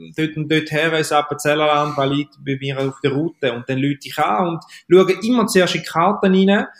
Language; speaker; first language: German; native; German